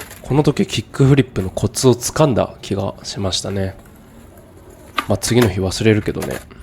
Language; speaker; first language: Japanese; native; Japanese